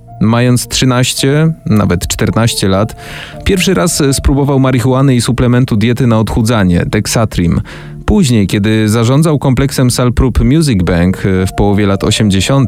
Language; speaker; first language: Polish; native; Polish